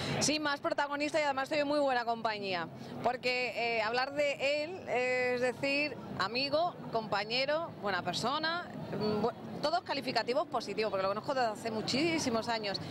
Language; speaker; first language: Spanish; native; Spanish